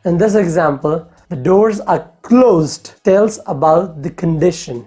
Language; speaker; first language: English; non-native, local second language; Hindi